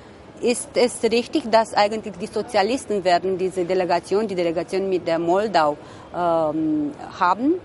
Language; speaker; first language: German; non-native, fluent; Romanian